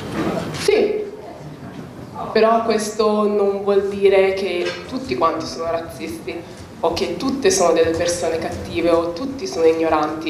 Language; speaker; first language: Italian; early bilingual, other home language; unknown